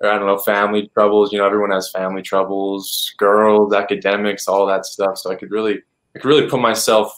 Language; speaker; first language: English; native; English